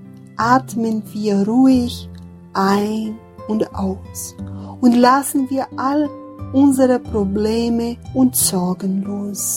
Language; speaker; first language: German; non-native, fluent; Portuguese